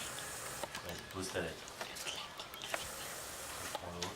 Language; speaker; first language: French; native; French